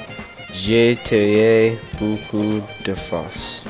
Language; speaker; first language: French; non-native, learner; English